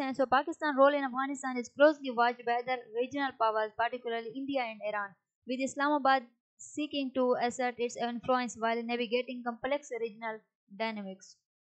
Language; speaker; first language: English; non-native, local second language; Urdu